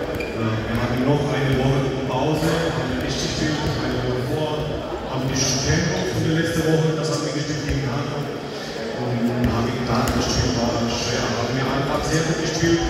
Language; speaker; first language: German; non-native, learner; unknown